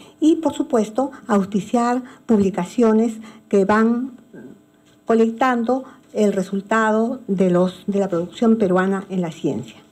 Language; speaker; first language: Spanish; native; Spanish